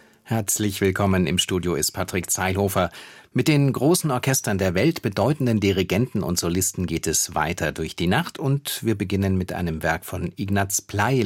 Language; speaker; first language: German; native; German